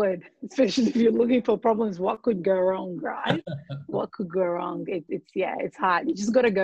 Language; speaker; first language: English; early bilingual, other home language; Arabic